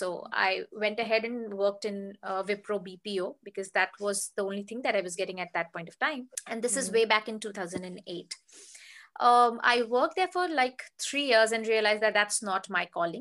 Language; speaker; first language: English; non-native, local second language; Hindi